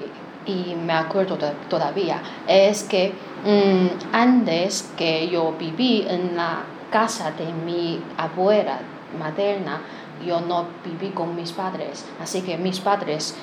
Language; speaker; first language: Spanish; non-native, learner; Chinese